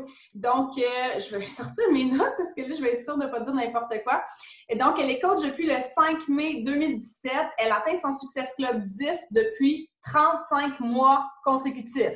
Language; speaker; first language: French; native; French